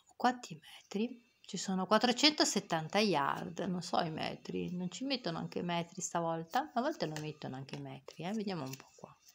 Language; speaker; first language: Italian; native; Italian